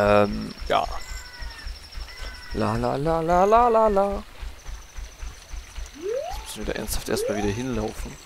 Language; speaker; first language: German; native; German